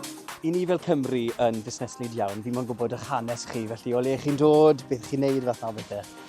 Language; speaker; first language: Welsh; native; Welsh